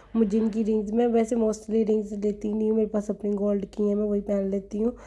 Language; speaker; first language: Urdu; native; Urdu